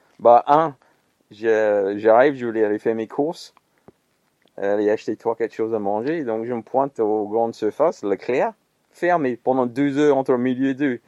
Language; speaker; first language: French; non-native, fluent; English